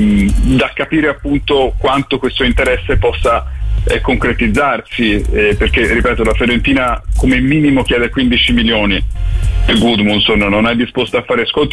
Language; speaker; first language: Italian; native; Italian